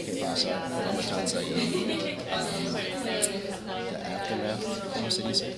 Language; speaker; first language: Spanish; non-native, fluent; English